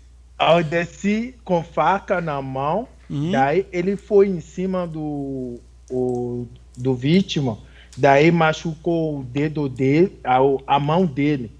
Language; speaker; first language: Portuguese; non-native, fluent; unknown